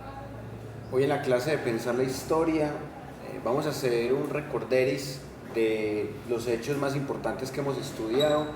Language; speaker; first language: Spanish; native; Spanish